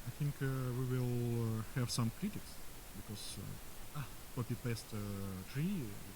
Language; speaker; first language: English; non-native, learner; Russian